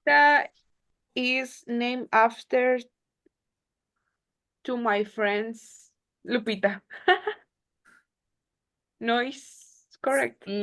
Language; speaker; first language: English; non-native, learner; Spanish